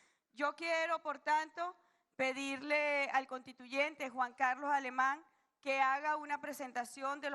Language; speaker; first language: Spanish; native; Spanish